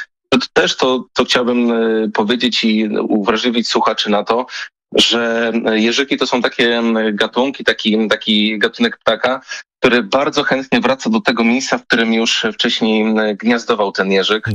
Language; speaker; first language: Polish; native; Polish